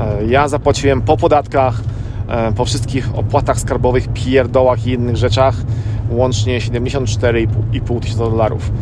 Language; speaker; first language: Polish; native; Polish